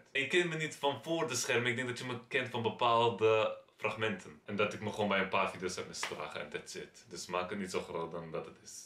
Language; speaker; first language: Dutch; early bilingual, other home language; Turkish